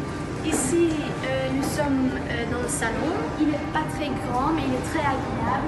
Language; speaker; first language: French; non-native, fluent; Dutch